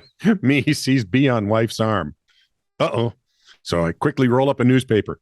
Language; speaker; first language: English; native; English